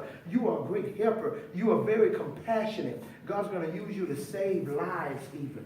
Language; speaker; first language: English; native; English